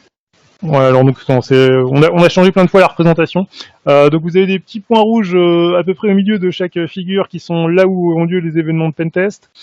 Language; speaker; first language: French; native; French